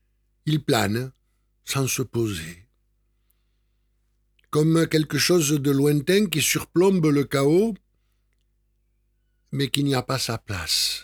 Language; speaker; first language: French; native; French